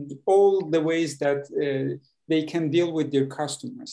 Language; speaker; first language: English; non-native, fluent; Persian